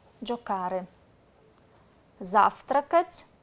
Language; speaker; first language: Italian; non-native, fluent; Russian